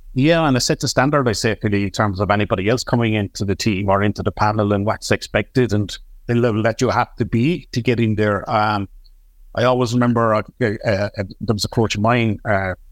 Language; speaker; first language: English; native; English